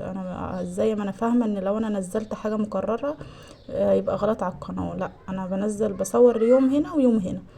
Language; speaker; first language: Arabic; native; Arabic